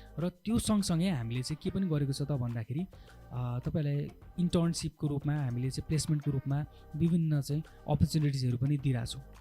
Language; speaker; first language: Nepali; native; Nepali